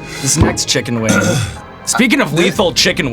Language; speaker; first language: English; native; English